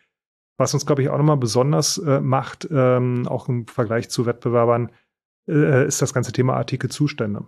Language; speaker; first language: German; native; German